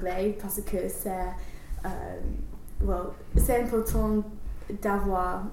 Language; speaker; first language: French; non-native, learner; English